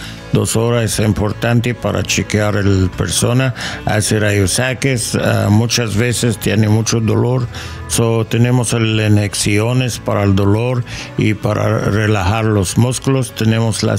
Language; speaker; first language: Spanish; non-native, learner; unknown